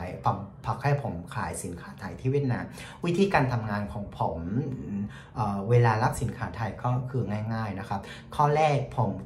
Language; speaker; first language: Thai; non-native, fluent; Vietnamese